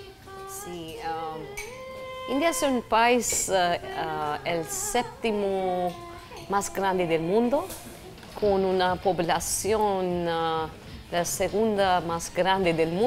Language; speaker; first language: Spanish; non-native, fluent; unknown